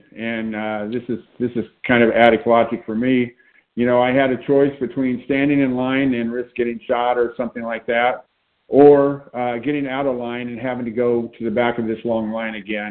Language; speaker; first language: English; native; English